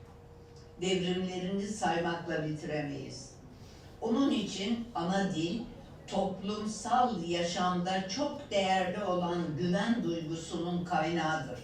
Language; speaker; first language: Turkish; native; Turkish